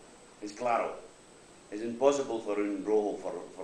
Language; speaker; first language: Spanish; non-native, learner; English